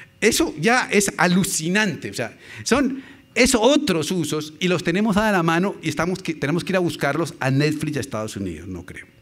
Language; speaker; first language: Spanish; native; Spanish